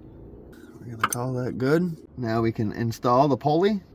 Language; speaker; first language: English; native; English